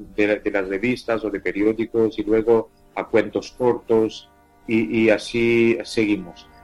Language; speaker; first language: Spanish; non-native, fluent; Tamil